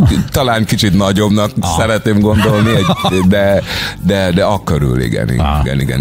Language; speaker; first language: Hungarian; non-native, fluent; English